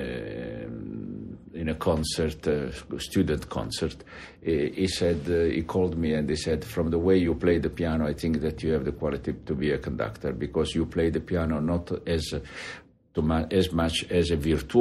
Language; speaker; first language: English; non-native, fluent; Italian